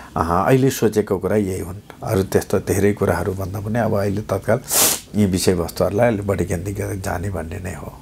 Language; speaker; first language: Nepali; non-native, local second language; Eastern Tamang